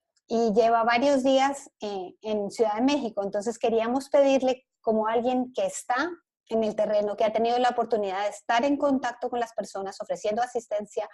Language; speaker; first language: Spanish; native; Spanish